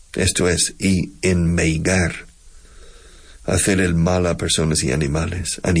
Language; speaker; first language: Spanish; non-native, fluent; English